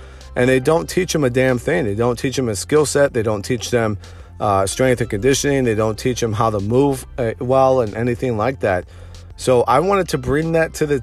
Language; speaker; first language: English; native; English